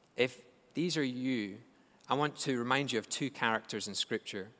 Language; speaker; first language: English; native; English